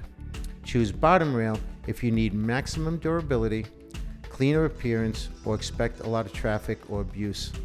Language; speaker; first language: English; native; English